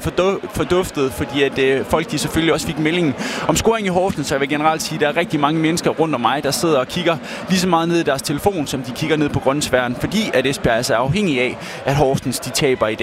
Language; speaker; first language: Danish; native; Danish